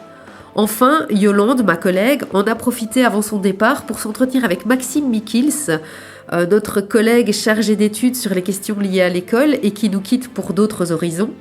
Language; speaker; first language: French; native; French